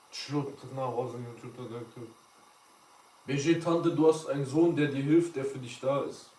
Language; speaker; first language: German; early bilingual, other home language; Kurdish